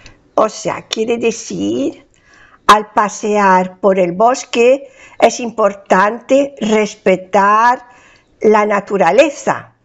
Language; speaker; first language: Spanish; non-native, fluent; French